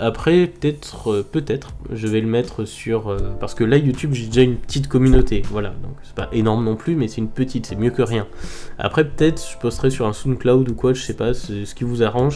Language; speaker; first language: French; native; French